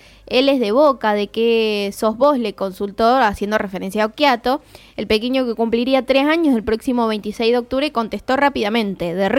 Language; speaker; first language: Spanish; native; Spanish